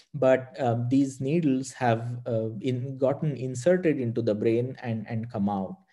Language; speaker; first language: English; non-native, local second language; Marathi